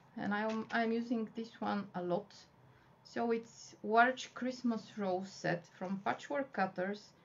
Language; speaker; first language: English; non-native, fluent; Bulgarian